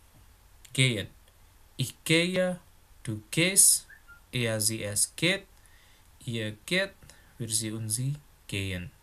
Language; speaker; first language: German; non-native, fluent; Indonesian